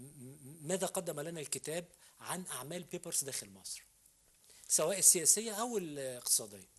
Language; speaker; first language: Arabic; native; Arabic